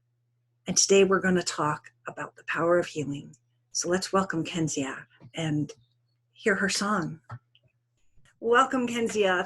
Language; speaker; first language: English; native; English